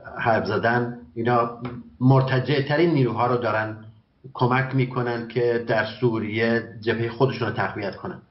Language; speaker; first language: Persian; non-native, local second language; Kurdish